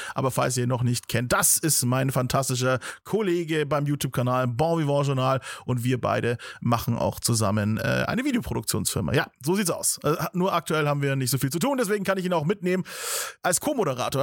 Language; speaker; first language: German; native; German